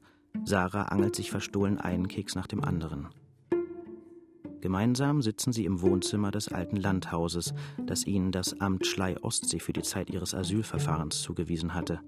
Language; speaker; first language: German; native; German